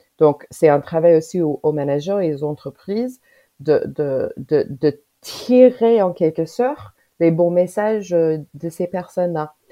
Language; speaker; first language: French; non-native, fluent; English